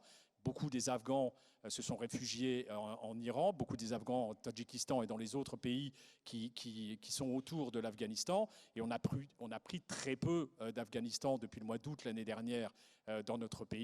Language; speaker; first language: French; native; French